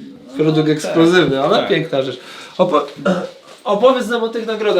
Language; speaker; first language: Polish; native; Polish